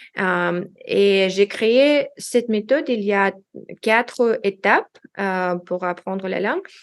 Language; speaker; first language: French; non-native, learner; Russian